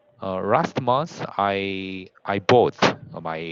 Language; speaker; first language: English; non-native, learner; Korean